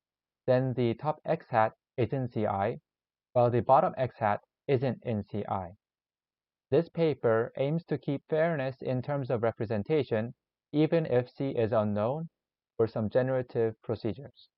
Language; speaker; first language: English; non-native, learner; Korean